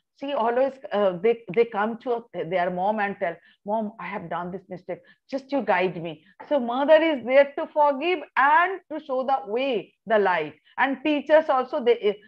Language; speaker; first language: English; non-native, local second language; Bangla